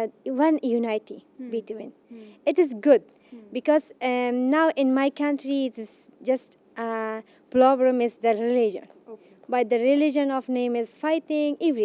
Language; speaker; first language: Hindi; non-native, learner; Persian